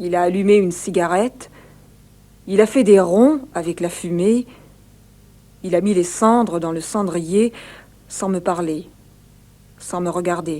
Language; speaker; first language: French; native; French